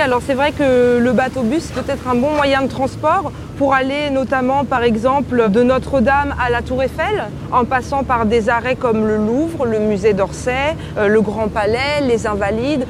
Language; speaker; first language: French; native; French